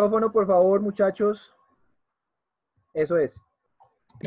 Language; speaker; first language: Spanish; native; Spanish